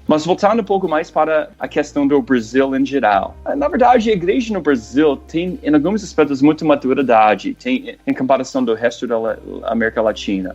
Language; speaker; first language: Portuguese; non-native, fluent; English